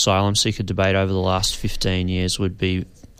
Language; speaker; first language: English; native; English